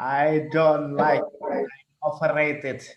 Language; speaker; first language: English; non-native, fluent; Indonesian